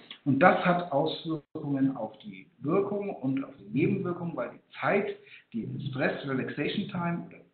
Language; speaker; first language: German; native; German